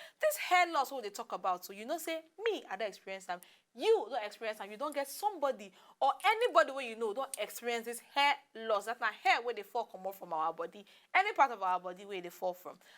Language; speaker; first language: Nigerian Pidgin; native; Nigerian Pidgin